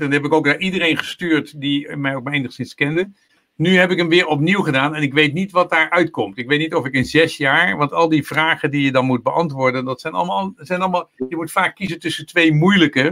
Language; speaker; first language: Dutch; native; Dutch